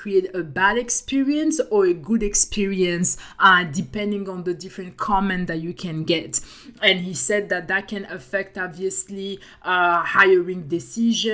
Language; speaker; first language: English; non-native, fluent; French